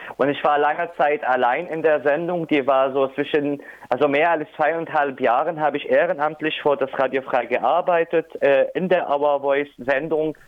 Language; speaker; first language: German; non-native, fluent; Arabic